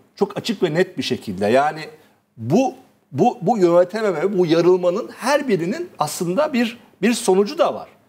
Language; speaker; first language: Turkish; native; Turkish